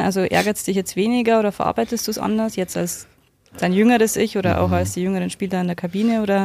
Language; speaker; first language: German; native; German